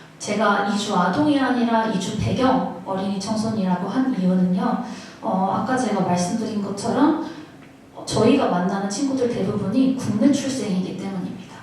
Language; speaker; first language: Korean; early bilingual, other home language; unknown